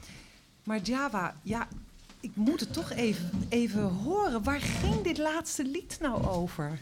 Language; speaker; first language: Dutch; native; Dutch